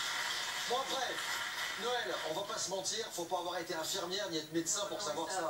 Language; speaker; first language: French; native; French